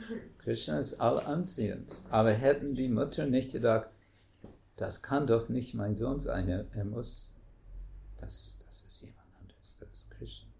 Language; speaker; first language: German; non-native, fluent; English